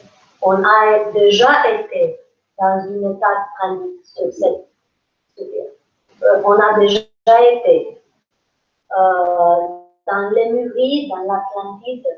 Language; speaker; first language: French; non-native, learner; English